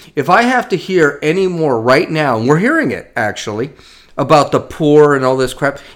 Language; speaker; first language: English; native; English